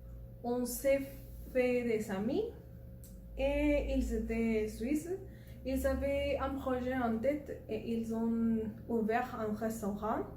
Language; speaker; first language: French; non-native, learner; Spanish